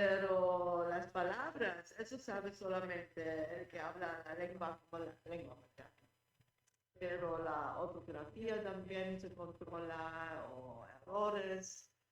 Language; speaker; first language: Spanish; non-native, fluent; German